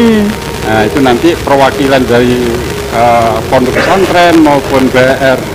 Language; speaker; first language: Indonesian; native; Indonesian